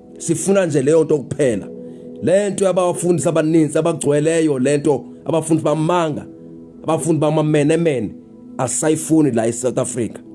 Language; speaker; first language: Zulu; non-native, local second language; Xhosa